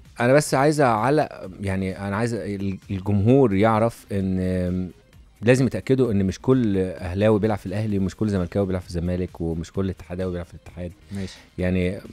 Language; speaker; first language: Arabic; native; Arabic